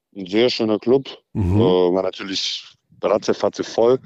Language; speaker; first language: German; native; German